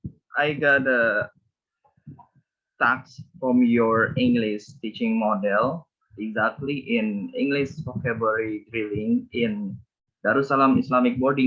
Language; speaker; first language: English; non-native, learner; Indonesian